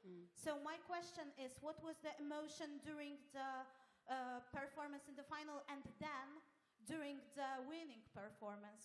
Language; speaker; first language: English; non-native, fluent; Polish